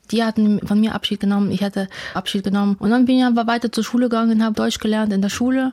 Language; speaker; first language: German; non-native, fluent; Russian